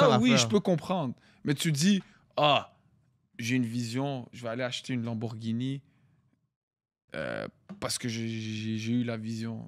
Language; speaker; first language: French; native; French